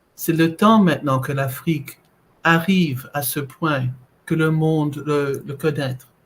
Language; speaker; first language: French; non-native, fluent; English